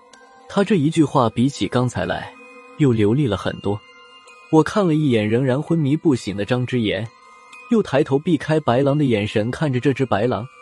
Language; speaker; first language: Chinese; native; Chinese